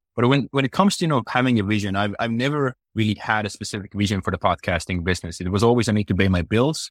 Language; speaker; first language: English; non-native, fluent; Estonian